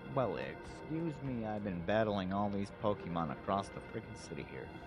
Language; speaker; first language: English; native; English